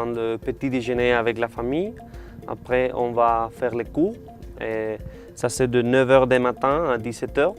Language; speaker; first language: French; non-native, learner; Spanish